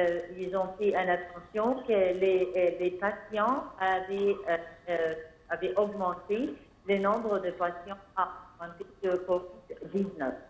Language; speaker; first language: French; non-native, fluent; Arabic